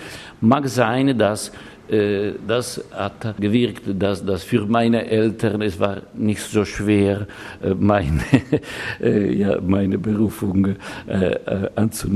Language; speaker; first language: German; non-native, fluent; Italian